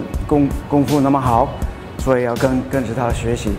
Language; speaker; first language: Chinese; non-native, fluent; English